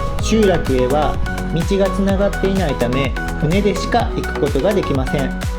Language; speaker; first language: Japanese; native; Japanese